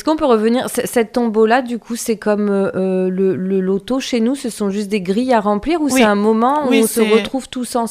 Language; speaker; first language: French; native; French